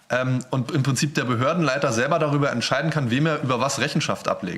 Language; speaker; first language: German; native; German